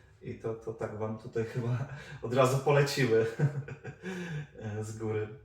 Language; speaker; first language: Polish; native; Polish